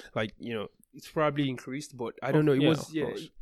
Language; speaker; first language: English; non-native, local second language; Yoruba